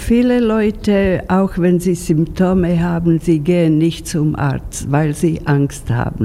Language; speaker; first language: German; non-native, fluent; Slovak